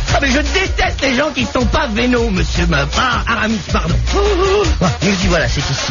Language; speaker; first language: French; native; French